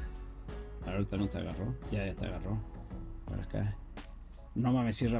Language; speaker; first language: Spanish; native; Spanish